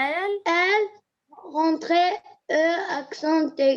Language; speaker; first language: French; non-native, learner; Arabic